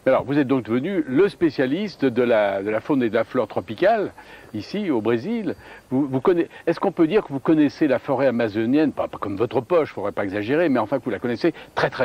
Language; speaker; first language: French; native; French